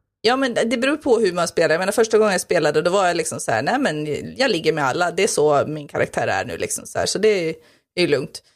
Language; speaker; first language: Swedish; native; Swedish